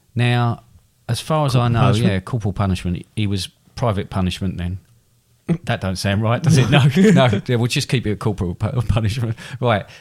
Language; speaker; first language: English; native; English